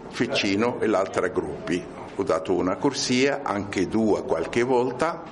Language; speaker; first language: Italian; non-native, learner; Arabic